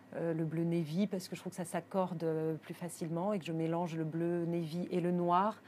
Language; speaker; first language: French; native; French